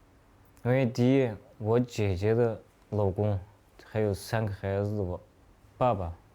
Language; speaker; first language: Chinese; non-native, local second language; Uyghur